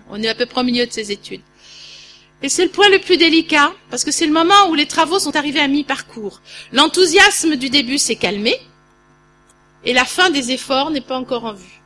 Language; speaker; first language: French; native; French